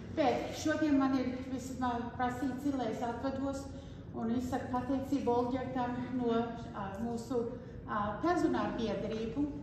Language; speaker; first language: Latvian; early bilingual, heritage; Latvian